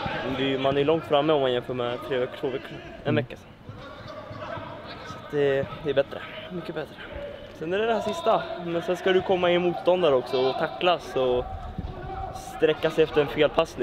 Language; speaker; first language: Swedish; native; Swedish